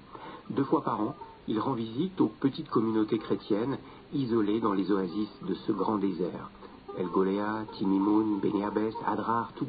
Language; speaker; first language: French; native; French